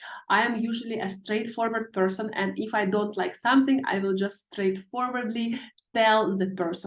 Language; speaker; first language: English; non-native, fluent; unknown